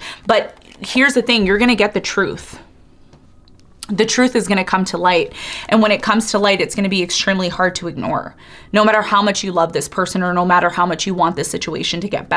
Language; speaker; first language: English; native; English